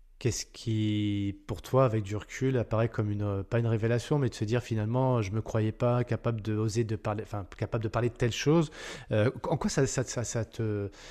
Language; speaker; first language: French; native; French